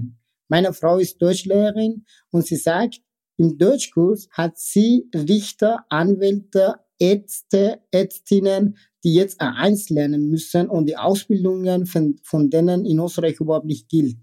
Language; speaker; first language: German; non-native, fluent; Persian